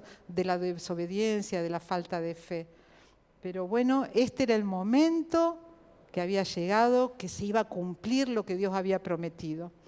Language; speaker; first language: Spanish; native; Spanish